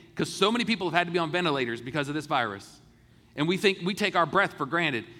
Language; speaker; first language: English; native; English